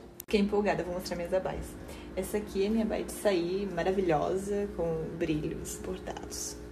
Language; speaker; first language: Portuguese; native; Portuguese